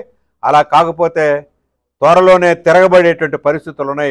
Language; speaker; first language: Telugu; native; Telugu